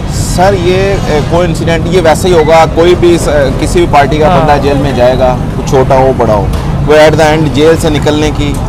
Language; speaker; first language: Urdu; native; Urdu